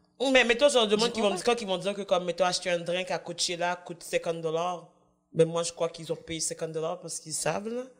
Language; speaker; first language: French; native; French